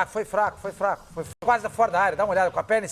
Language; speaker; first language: Portuguese; native; Portuguese